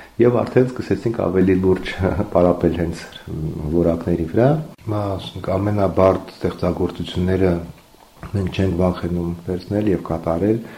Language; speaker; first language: Armenian; native; Armenian